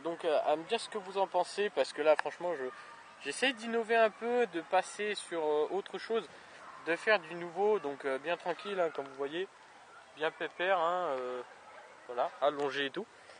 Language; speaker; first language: French; native; French